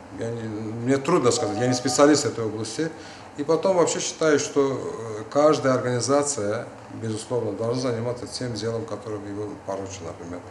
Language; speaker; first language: Russian; non-native, local second language; Azerbaijani